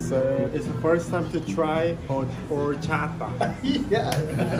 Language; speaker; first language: English; non-native, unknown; Korean